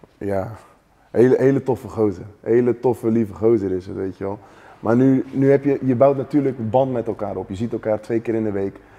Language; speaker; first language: Dutch; early bilingual, heritage; Dutch